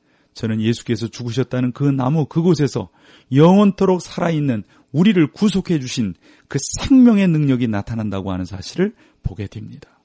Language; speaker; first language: Korean; native; Korean